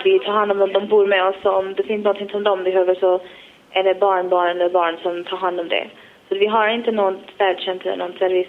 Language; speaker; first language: Swedish; non-native, fluent; Wolof